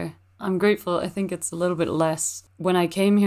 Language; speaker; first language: English; native; English